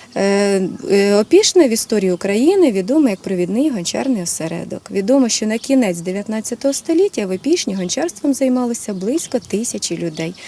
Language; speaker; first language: Ukrainian; native; Ukrainian